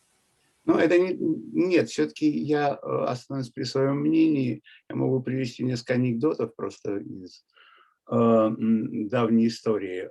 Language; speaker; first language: Russian; native; Russian